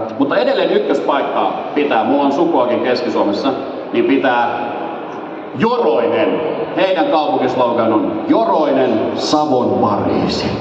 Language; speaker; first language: Finnish; native; Finnish